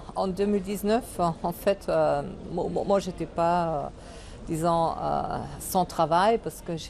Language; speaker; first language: French; non-native, fluent; German